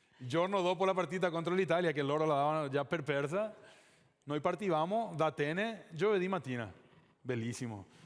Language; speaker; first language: Italian; non-native, fluent; Spanish